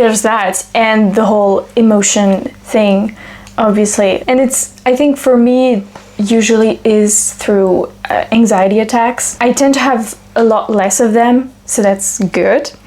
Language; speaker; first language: English; non-native, fluent; French